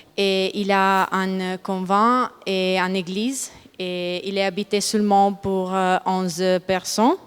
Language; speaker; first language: French; non-native, learner; Italian